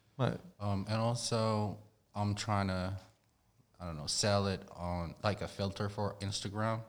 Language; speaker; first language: English; non-native, fluent; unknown